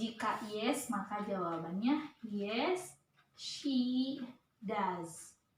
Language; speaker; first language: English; non-native, learner; Indonesian